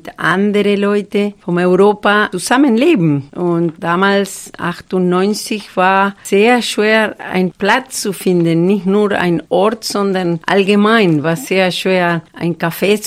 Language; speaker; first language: German; non-native, fluent; Spanish